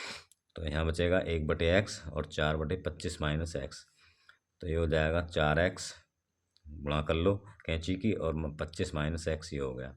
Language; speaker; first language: Hindi; native; Hindi